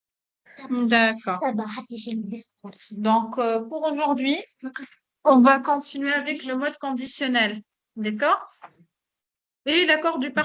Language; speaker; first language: French; non-native, local second language; Arabic